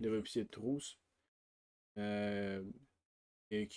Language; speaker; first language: French; non-native, learner; Russian